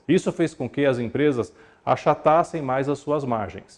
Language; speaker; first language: Portuguese; native; Portuguese